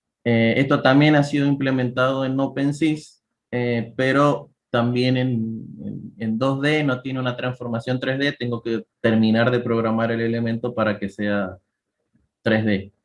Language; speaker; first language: Spanish; native; Spanish